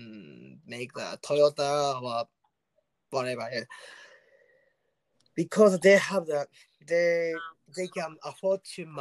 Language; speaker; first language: English; non-native, learner; Japanese